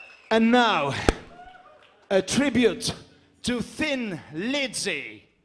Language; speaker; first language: English; non-native, learner; French